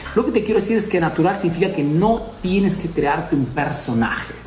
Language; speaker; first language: Spanish; native; Spanish